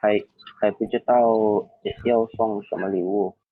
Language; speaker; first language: Chinese; non-native, learner; Indonesian